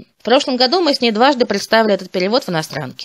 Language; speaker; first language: Russian; native; Russian